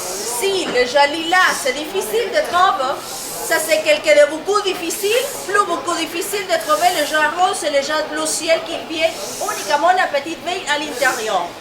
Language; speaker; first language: French; non-native, learner; Spanish